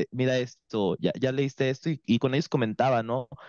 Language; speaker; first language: Spanish; native; Spanish